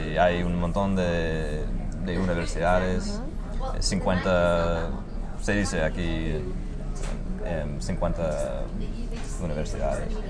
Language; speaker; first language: Spanish; non-native, fluent; English